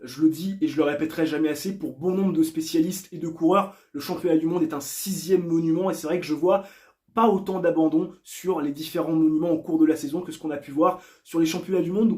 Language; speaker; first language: French; native; French